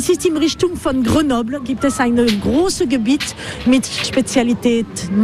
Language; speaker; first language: German; non-native, learner; French